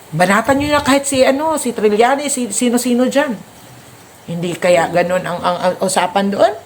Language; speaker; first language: Filipino; non-native, local second language; Cebuano